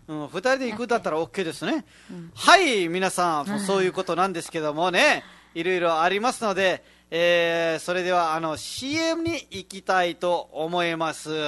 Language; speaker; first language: Japanese; non-native, fluent; Nepali